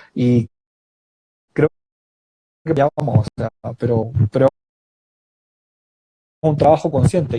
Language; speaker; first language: Spanish; native; Spanish